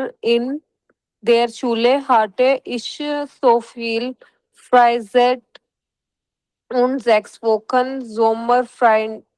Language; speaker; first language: German; non-native, learner; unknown